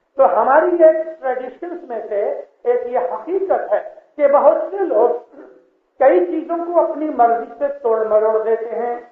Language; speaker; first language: Urdu; non-native, local second language; Gujarati